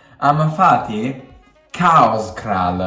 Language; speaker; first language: Turkish; non-native, learner; Italian